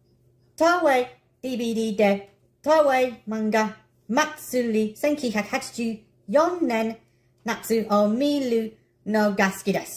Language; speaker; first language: Japanese; non-native, learner; English